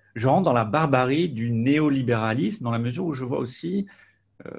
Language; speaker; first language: French; native; French